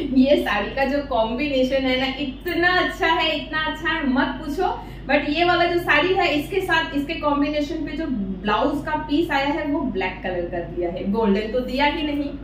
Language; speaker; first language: Hindi; non-native, local second language; Bangla